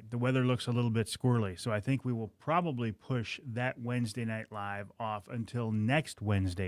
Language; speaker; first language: English; native; English